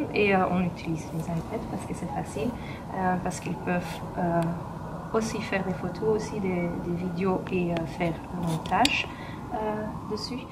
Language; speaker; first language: French; non-native, fluent; Dutch